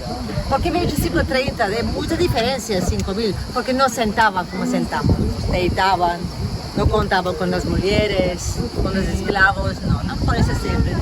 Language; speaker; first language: Portuguese; non-native, fluent; Turkish